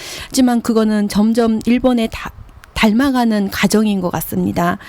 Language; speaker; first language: Korean; early bilingual, heritage; Korean